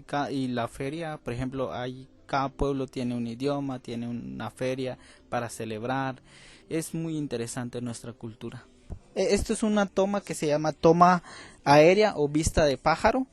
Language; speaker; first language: Spanish; non-native, local second language; Kʼicheʼ